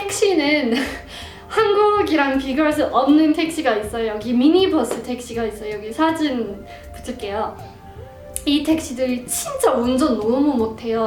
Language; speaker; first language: Korean; non-native, fluent; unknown